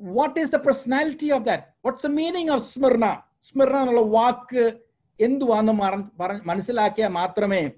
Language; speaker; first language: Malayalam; early bilingual, heritage; Malayalam